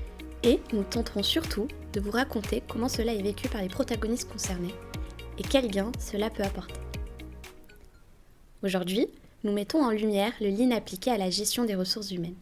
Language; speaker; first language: French; native; French